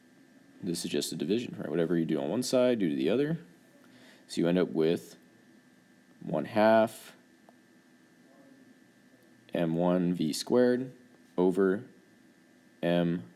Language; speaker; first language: English; native; English